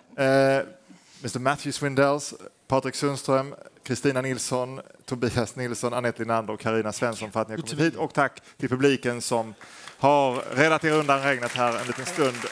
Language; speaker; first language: Swedish; native; Swedish